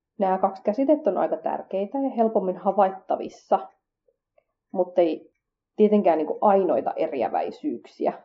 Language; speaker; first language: Finnish; early bilingual, other home language; Kurdish